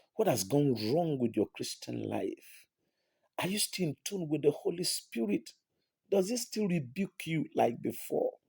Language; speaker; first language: English; non-native, local second language; Yoruba